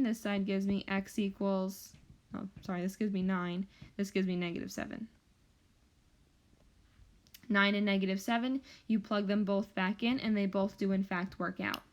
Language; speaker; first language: English; native; English